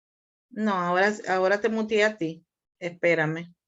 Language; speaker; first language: Spanish; native; Spanish